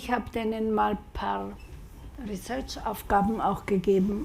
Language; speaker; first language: German; non-native, fluent; Slovak